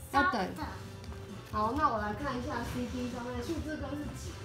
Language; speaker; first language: Chinese; native; Chinese